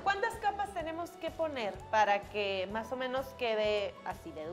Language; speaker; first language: Spanish; native; Spanish